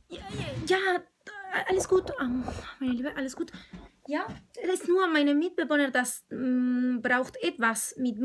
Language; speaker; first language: German; non-native, learner; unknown